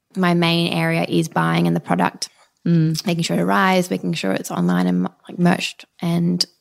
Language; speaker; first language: English; native; English